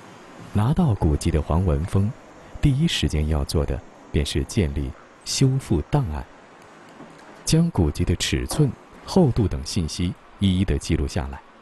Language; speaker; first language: Chinese; native; Chinese